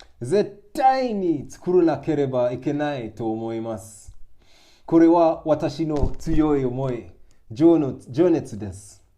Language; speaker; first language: Japanese; non-native, learner; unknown